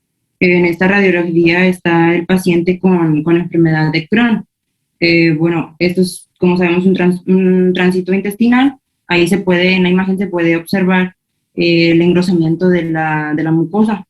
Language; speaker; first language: Spanish; native; Spanish